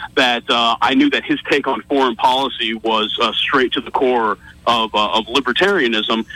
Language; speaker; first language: English; native; English